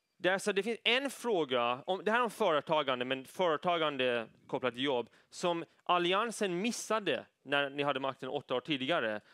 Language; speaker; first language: Swedish; early bilingual, other home language; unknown